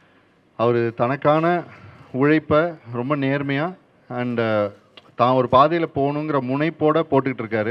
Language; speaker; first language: Tamil; native; Tamil